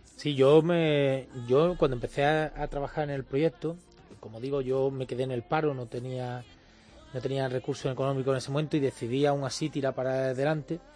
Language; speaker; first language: Spanish; native; Spanish